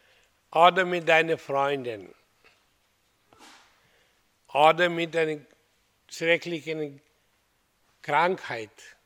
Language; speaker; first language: German; non-native, learner; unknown